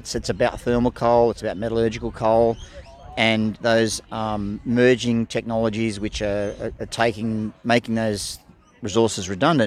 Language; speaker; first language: English; native; English